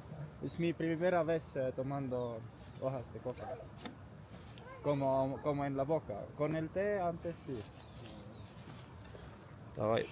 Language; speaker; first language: Spanish; non-native, learner; Estonian